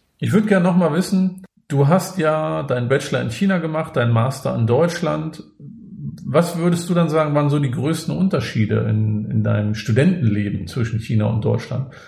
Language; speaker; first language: German; native; German